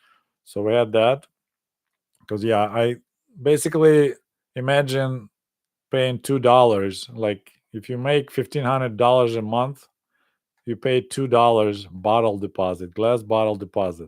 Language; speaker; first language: English; non-native, fluent; Russian